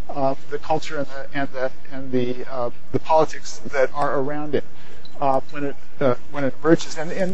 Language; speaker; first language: English; native; English